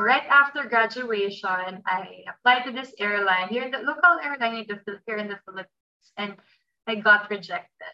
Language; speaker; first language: English; non-native, local second language; Filipino